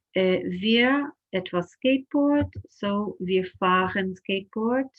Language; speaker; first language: German; non-native, fluent; English